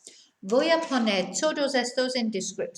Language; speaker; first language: Spanish; non-native, fluent; English